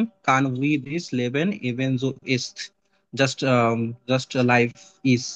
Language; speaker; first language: English; non-native, learner; Bangla